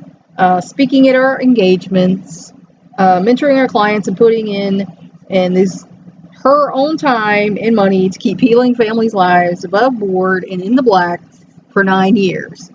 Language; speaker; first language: English; native; English